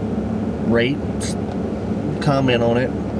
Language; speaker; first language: English; native; English